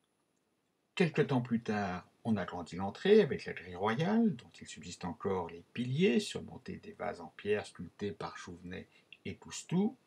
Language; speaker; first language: French; native; French